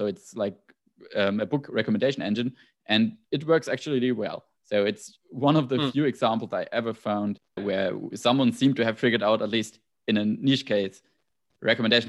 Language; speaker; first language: English; non-native, fluent; German